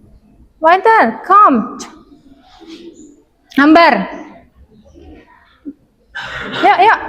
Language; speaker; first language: German; non-native, learner; Indonesian